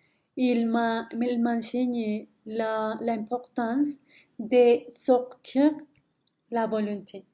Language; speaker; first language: French; non-native, learner; Spanish